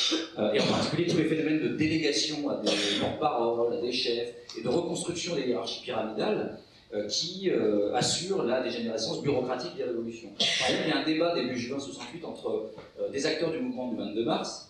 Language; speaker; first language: French; native; French